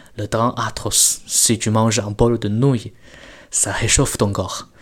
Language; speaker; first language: French; non-native, fluent; Chinese